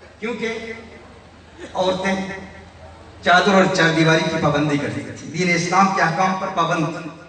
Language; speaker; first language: Urdu; early bilingual, heritage; Urdu